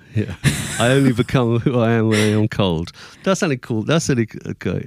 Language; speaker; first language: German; non-native, fluent; English